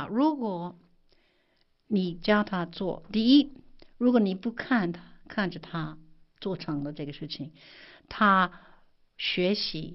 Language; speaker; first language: Chinese; non-native, fluent; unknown